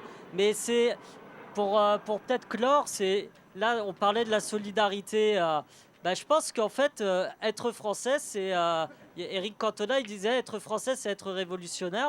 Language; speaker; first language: French; native; French